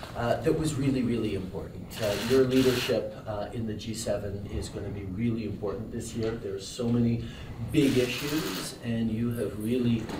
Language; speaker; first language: English; native; English